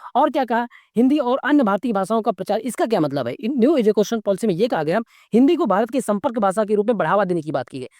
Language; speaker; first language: Hindi; native; Hindi